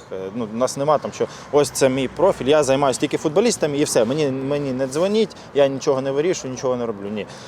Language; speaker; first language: Ukrainian; non-native, local second language; Russian